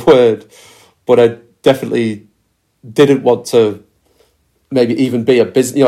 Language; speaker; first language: English; native; English